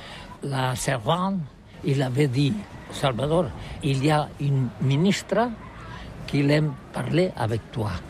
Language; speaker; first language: French; non-native, learner; Catalan